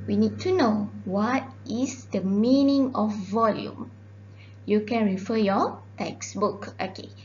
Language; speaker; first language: English; non-native, local second language; Malay